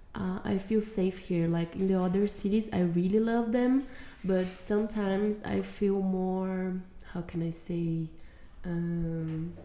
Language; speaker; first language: English; non-native, fluent; Portuguese